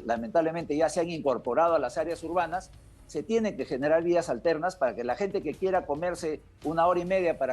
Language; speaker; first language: Spanish; native; Spanish